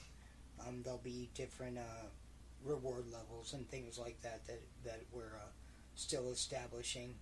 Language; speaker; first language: English; native; English